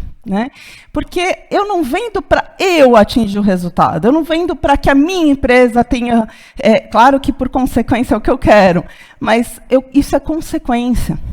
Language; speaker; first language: Portuguese; native; Portuguese